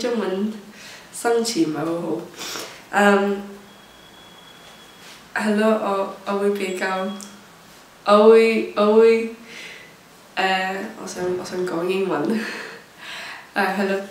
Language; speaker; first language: Cantonese; non-native, local second language; English